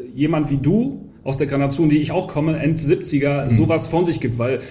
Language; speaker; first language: German; early bilingual, heritage; Polish